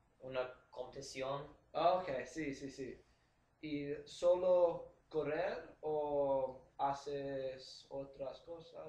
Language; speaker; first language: Spanish; non-native, learner; English